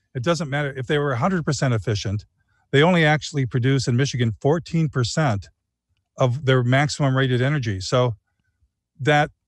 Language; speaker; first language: English; native; English